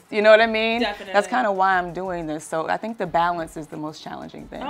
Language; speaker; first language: English; native; English